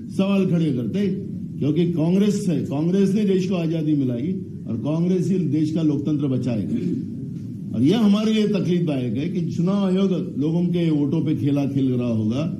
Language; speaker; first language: Hindi; non-native, local second language; Marathi